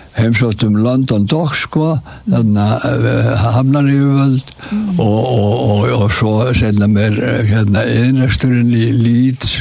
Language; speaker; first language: Icelandic; native; Icelandic